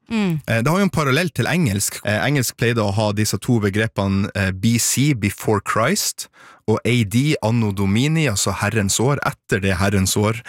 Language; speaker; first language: Norwegian; native; Norwegian